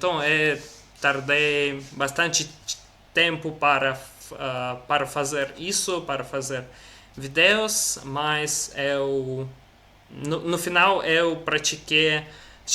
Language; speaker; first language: Portuguese; non-native, learner; Russian